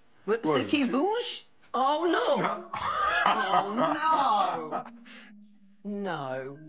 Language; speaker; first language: French; non-native, learner; English